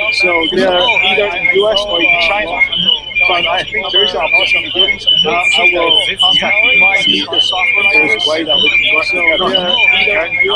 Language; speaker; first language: English; non-native, learner; Japanese